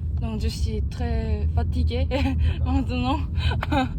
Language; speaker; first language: French; non-native, learner; Korean